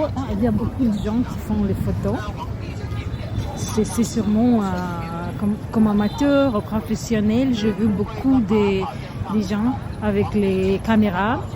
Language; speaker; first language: French; non-native, learner; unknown